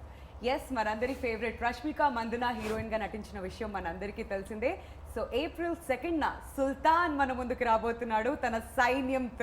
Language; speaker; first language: Telugu; native; Telugu